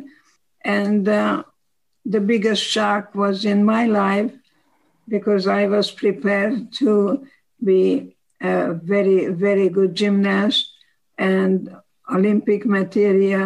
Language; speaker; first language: English; non-native, fluent; Slovak